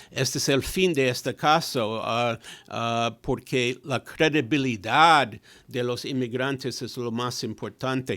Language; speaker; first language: Spanish; non-native, fluent; English